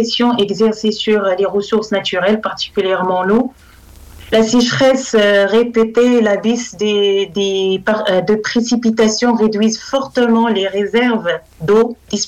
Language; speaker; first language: French; non-native, local second language; Arabic